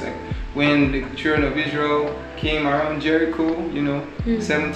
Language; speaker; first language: English; non-native, local second language; Bini